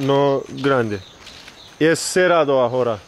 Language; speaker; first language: Spanish; non-native, learner; English